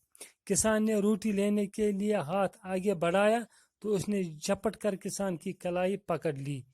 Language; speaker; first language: Hindi; non-native, local second language; Kashmiri